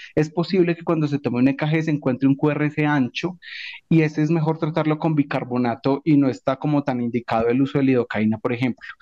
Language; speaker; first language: Spanish; native; Spanish